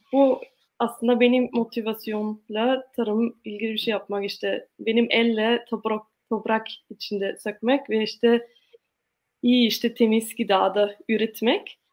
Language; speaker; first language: Turkish; non-native, fluent; German